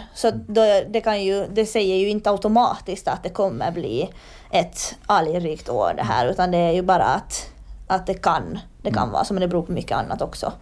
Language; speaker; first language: Swedish; native; Swedish